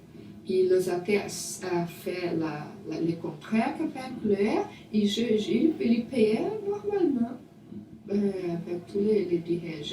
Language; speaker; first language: French; non-native, learner; Portuguese